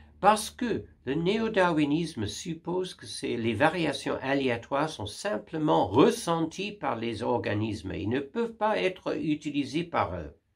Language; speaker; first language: French; non-native, fluent; English